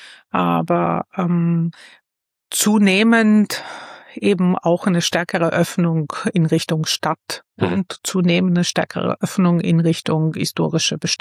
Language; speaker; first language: German; non-native, fluent; Italian